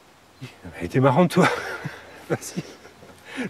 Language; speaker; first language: French; native; French